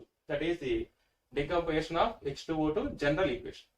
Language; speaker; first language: English; non-native, local second language; Telugu